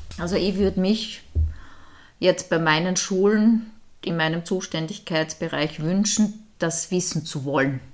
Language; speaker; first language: German; native; German